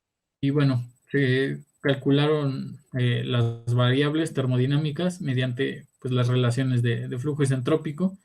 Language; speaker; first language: Spanish; native; Spanish